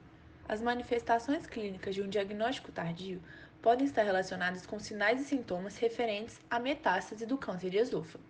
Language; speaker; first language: Portuguese; native; Portuguese